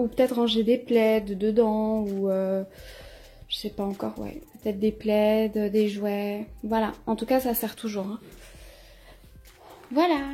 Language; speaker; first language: French; native; French